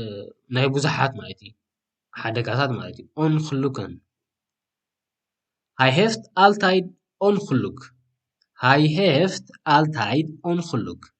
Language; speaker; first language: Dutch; non-native, fluent; Tigrinya